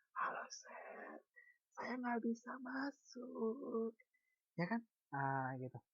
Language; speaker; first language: Indonesian; native; Indonesian